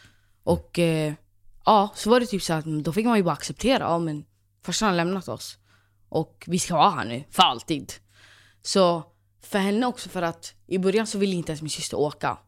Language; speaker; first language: Swedish; native; Swedish